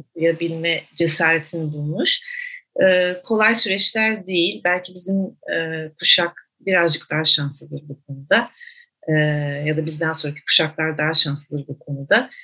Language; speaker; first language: Turkish; native; Turkish